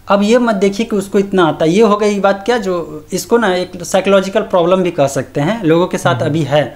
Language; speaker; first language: Hindi; native; Hindi